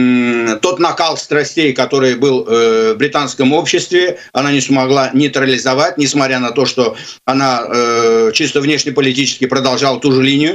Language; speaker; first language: Russian; non-native, local second language; Azerbaijani